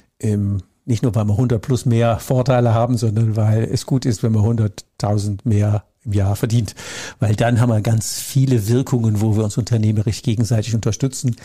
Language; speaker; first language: German; native; German